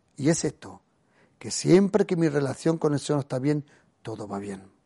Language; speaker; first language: Spanish; early bilingual, other home language; German